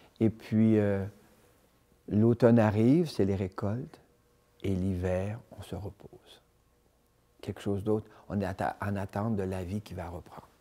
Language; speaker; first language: French; native; French